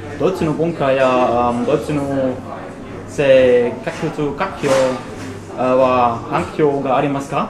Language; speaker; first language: Japanese; non-native, learner; German